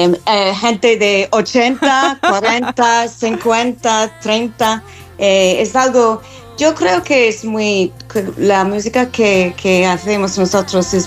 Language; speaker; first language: Spanish; non-native, fluent; English